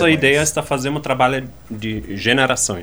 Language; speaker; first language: Portuguese; non-native, fluent; German